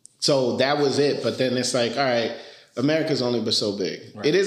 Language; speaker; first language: English; early bilingual, other home language; Spanish